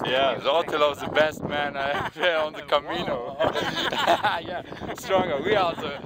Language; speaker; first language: English; non-native, learner; German